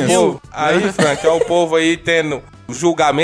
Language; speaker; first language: Portuguese; native; Portuguese